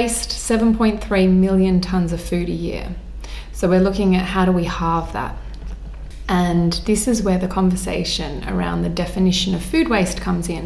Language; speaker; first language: English; native; English